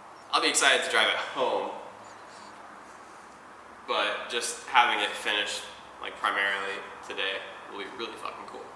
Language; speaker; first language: English; native; English